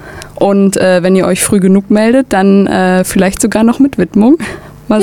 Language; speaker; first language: German; native; German